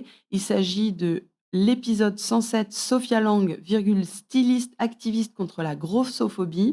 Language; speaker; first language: French; native; French